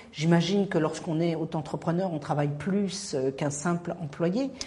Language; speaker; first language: French; non-native, local second language; Arabic